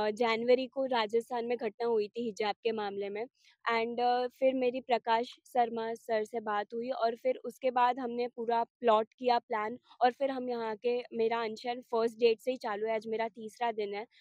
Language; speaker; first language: Hindi; non-native, local second language; Gujarati